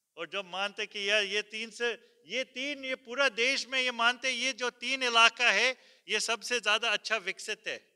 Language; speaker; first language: Hindi; early bilingual, heritage; Hindi